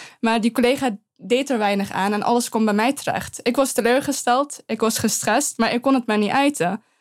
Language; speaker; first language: Dutch; early bilingual, other home language; Persian